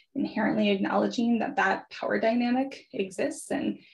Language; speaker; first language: English; native; English